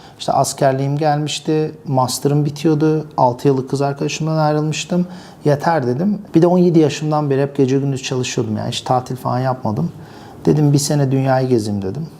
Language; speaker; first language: Turkish; early bilingual, other home language; English